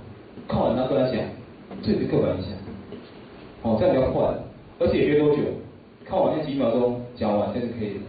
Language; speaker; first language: Chinese; native; Chinese